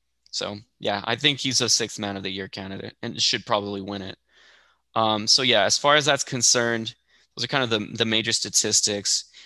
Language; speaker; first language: English; early bilingual, other home language; Spanish